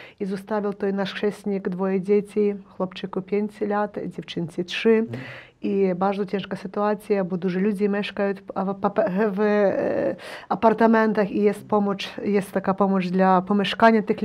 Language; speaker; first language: Polish; non-native, learner; Ukrainian